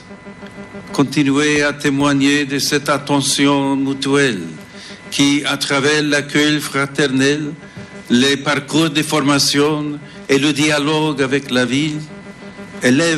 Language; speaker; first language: French; non-native, fluent; English